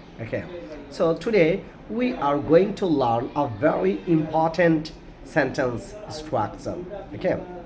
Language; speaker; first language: English; non-native, local second language; Bangla